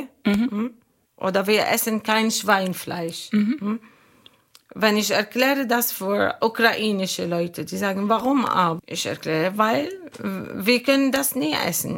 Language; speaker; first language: German; non-native, learner; Arabic